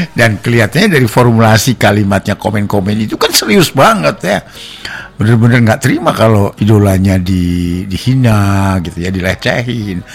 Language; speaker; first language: Indonesian; non-native, local second language; Javanese